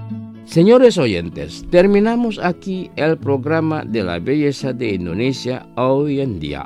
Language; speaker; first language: Spanish; non-native, fluent; Indonesian